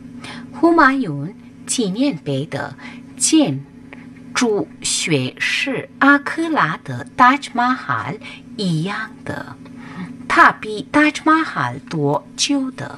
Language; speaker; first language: Chinese; non-native, fluent; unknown